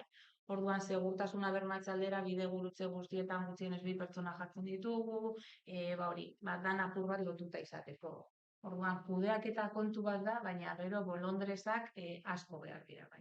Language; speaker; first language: Basque; native; Basque